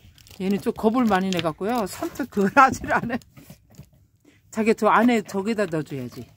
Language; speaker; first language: Korean; native; Korean